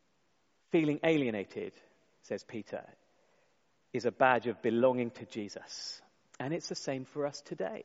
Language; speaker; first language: English; native; English